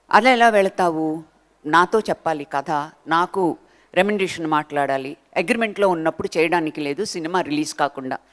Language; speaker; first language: Telugu; native; Telugu